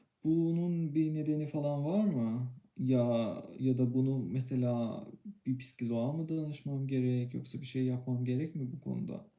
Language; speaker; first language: Turkish; non-native, fluent; Persian